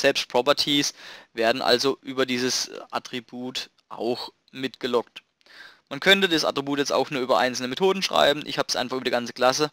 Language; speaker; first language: German; native; German